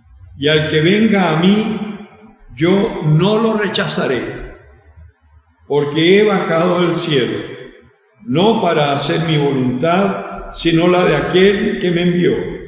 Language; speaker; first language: Spanish; native; Spanish